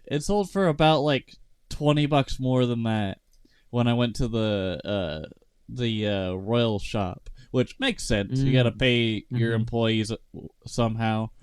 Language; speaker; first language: English; native; English